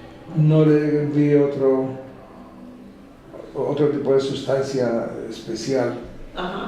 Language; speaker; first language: Spanish; native; Spanish